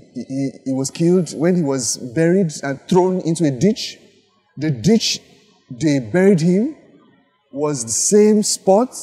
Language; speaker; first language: English; non-native, local second language; Yoruba